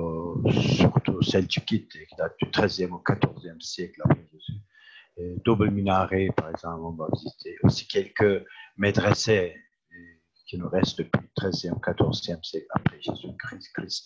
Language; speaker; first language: French; non-native, fluent; Turkish